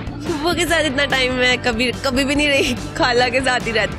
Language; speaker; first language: Hindi; non-native, local second language; Punjabi